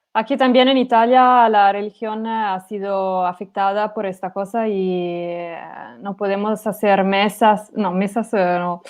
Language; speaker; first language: Spanish; non-native, learner; Italian